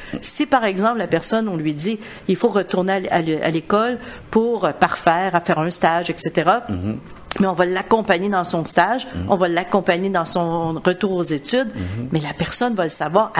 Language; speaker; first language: French; native; French